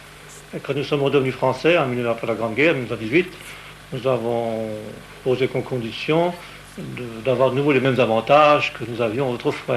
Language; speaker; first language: French; native; French